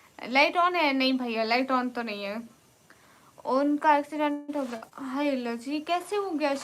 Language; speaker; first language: Urdu; non-native, local second language; Punjabi